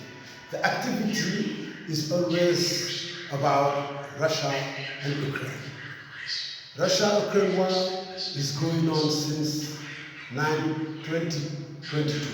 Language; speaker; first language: English; non-native, fluent; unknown